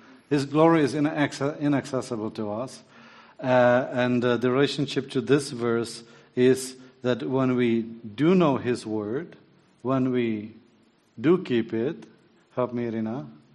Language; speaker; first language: English; non-native, fluent; Czech